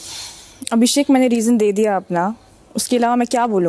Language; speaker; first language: Hindi; native; Hindi